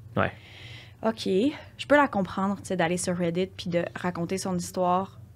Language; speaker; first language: French; native; French